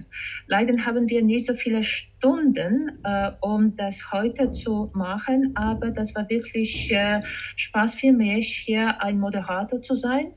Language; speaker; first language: German; non-native, fluent; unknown